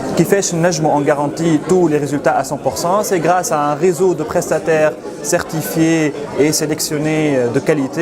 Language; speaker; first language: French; non-native, local second language; Arabic